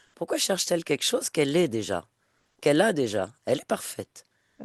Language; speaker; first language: French; native; French